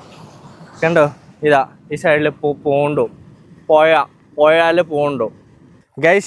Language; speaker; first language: Malayalam; non-native, learner; Bangla